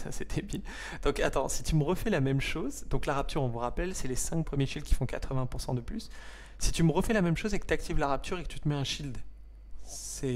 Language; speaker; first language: French; native; French